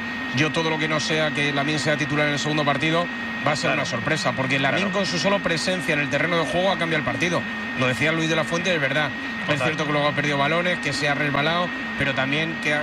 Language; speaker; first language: Spanish; native; Spanish